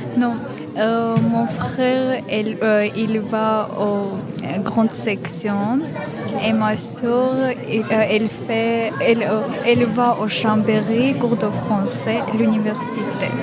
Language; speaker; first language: French; non-native, learner; Armenian